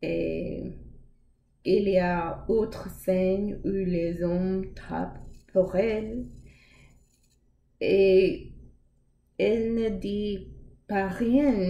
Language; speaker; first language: French; non-native, learner; English